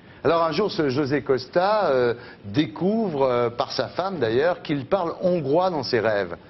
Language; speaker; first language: French; native; French